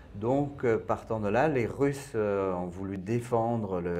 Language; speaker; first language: French; non-native, fluent; Persian